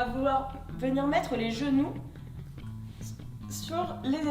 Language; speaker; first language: French; native; French